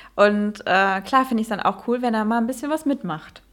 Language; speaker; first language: German; early bilingual, heritage; Dutch